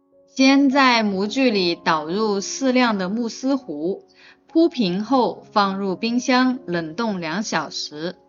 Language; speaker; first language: Chinese; native; Chinese